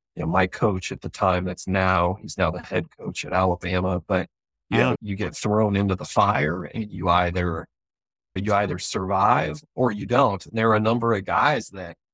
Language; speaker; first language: English; native; English